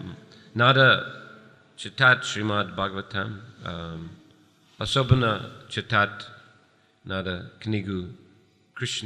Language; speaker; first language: Russian; non-native, fluent; English